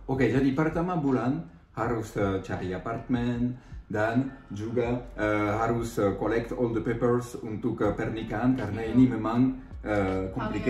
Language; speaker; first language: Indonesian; non-native, fluent; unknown